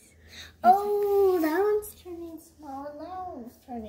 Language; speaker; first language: English; early bilingual, other home language; Russian